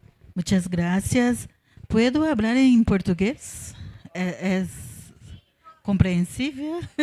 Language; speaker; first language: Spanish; non-native, learner; Portuguese